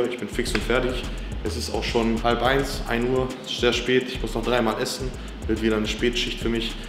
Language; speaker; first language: German; native; German